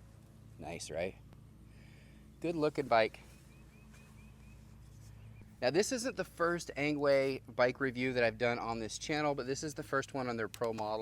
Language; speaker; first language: English; native; English